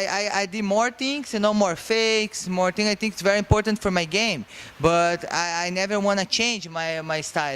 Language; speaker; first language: English; non-native, learner; Portuguese